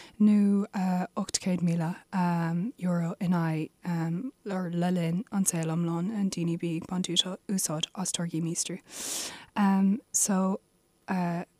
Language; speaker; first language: Irish; non-native, local second language; English